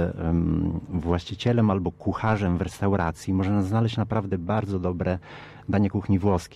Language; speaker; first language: Polish; early bilingual, heritage; Polish